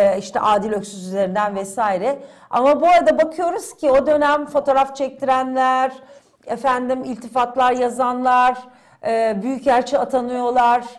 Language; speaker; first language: Turkish; native; Turkish